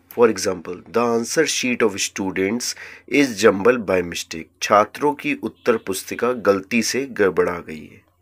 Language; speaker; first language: Hindi; native; Hindi